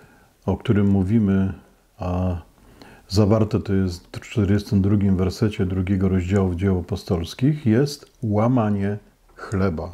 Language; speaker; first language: Polish; native; Polish